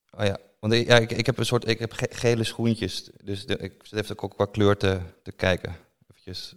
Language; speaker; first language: Dutch; native; Dutch